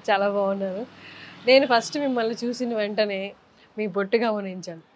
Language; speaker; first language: Telugu; native; Telugu